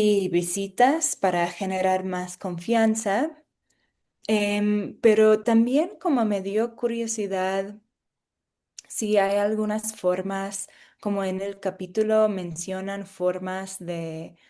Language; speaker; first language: Spanish; non-native, fluent; English